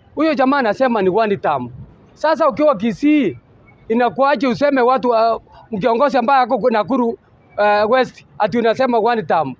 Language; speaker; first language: Swahili; non-native, local second language; Gusii